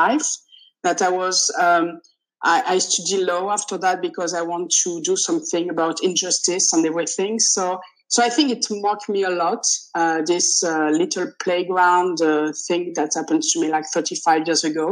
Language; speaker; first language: English; non-native, fluent; French